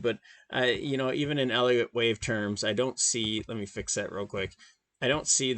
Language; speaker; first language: English; native; English